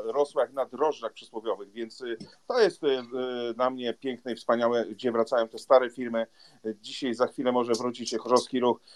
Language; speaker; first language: Polish; native; Polish